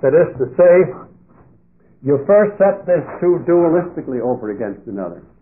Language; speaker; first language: English; non-native, fluent; Dutch